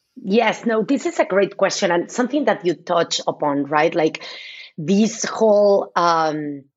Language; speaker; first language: English; non-native, fluent; Spanish